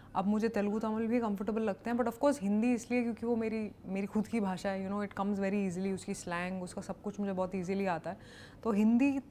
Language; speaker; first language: Hindi; native; Hindi